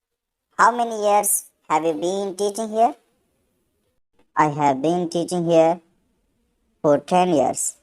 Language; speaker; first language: English; non-native, learner; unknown